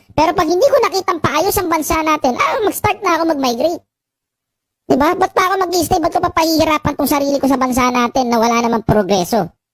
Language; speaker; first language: Filipino; native; Filipino